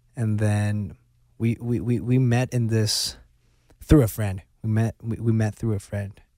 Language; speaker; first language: English; non-native, local second language; Cantonese